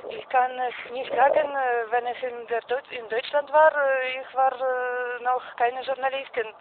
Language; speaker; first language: German; non-native, learner; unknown